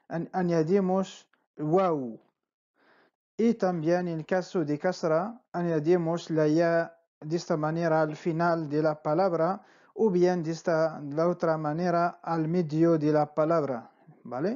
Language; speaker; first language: Spanish; non-native, fluent; Arabic